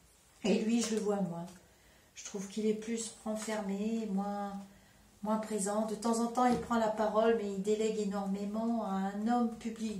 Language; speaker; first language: French; native; French